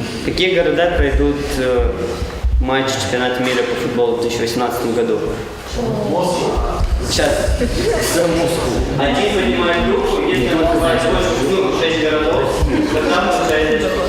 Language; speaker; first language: Russian; native; Russian